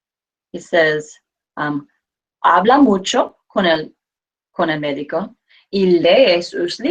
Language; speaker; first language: Spanish; non-native, fluent; English